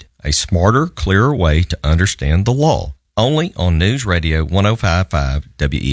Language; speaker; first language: English; native; English